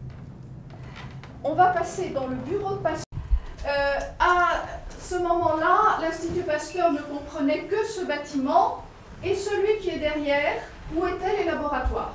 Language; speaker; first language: French; native; French